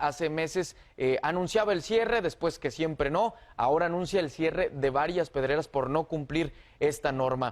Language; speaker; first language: Spanish; native; Spanish